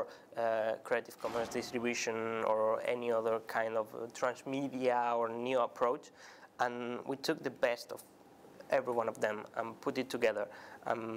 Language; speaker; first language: English; non-native, fluent; Spanish